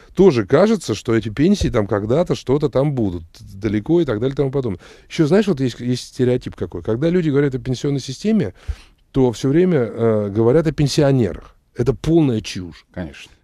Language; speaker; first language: Russian; native; Russian